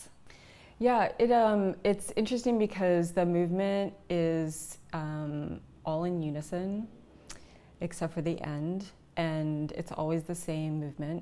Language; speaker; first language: English; native; English